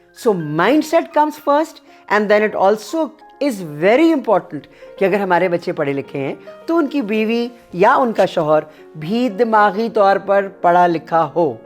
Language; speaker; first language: Urdu; native; Urdu